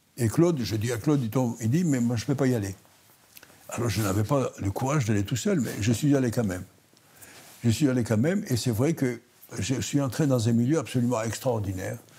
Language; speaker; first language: French; non-native, fluent; Greek